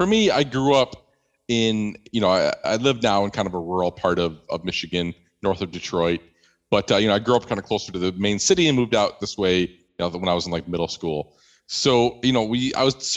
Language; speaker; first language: English; native; English